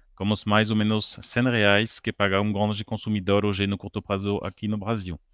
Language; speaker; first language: Portuguese; non-native, fluent; French